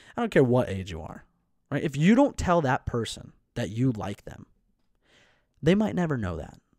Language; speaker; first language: English; native; English